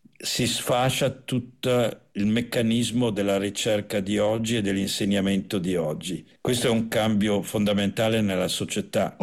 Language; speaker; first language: Italian; native; Italian